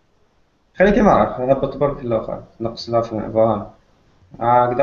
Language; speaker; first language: French; non-native, local second language; Arabic